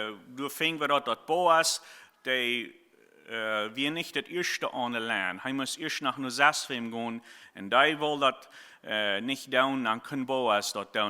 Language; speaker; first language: German; non-native, learner; Plautdietsch